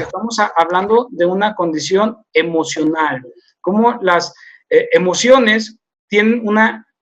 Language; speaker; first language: Spanish; native; Spanish